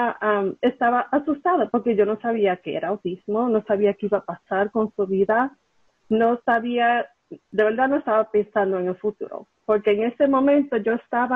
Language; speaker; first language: Spanish; early bilingual, heritage; Spanish